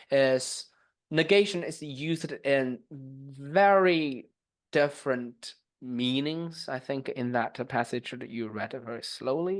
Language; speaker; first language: English; non-native, fluent; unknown